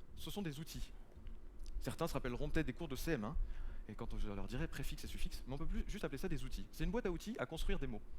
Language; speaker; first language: French; native; French